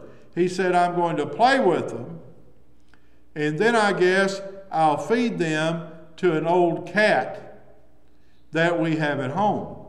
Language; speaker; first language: English; native; English